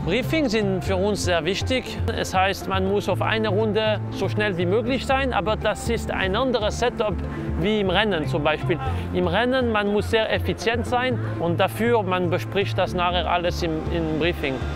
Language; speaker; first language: German; non-native, local second language; French